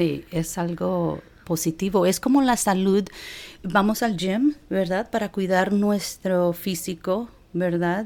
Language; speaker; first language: Spanish; early bilingual, heritage; Spanish